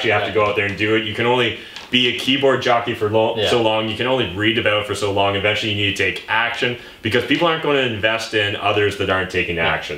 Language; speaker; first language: English; native; English